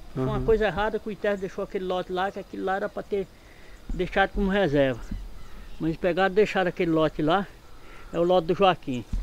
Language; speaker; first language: Portuguese; native; Portuguese